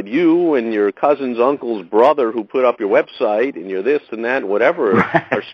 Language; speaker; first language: English; native; English